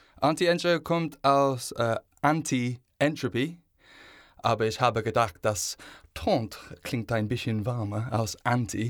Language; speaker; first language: German; non-native, learner; English